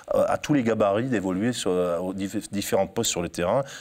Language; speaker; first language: French; native; French